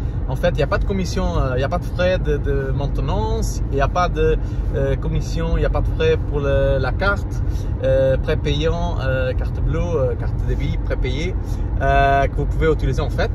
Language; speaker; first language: French; non-native, learner; Portuguese